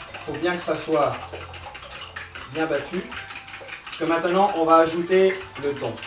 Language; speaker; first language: French; non-native, learner; Spanish